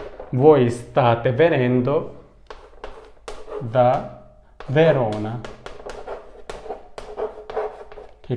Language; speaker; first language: Italian; non-native, fluent; Urdu